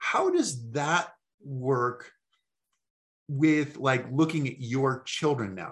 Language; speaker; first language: English; native; English